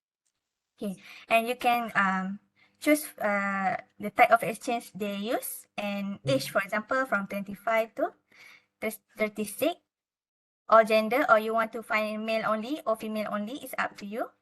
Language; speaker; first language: English; non-native, local second language; Malay